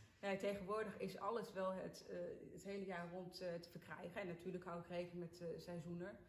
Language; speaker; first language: Dutch; early bilingual, other home language; Sinhala